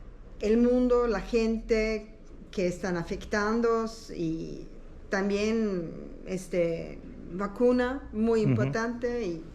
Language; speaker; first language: Spanish; non-native, learner; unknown